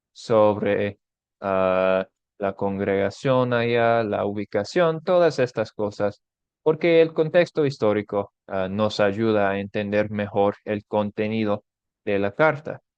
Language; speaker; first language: Spanish; non-native, fluent; English